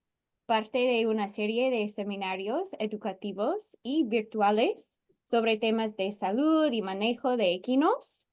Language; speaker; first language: Spanish; non-native, fluent; English